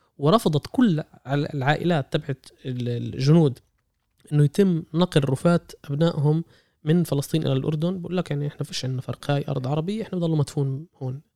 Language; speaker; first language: Arabic; native; Arabic